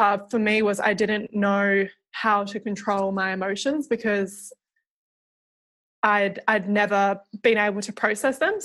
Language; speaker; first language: English; native; English